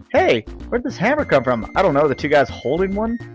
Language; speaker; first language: English; native; English